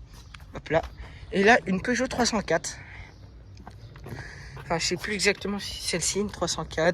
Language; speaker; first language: French; native; French